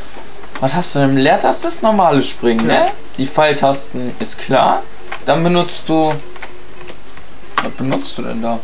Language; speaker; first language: German; early bilingual, other home language; Turkish